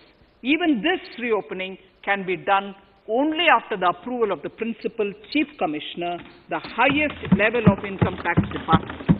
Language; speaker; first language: English; non-native, local second language; Tamil